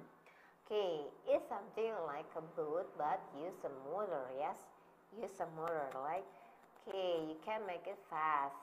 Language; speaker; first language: English; non-native, learner; Indonesian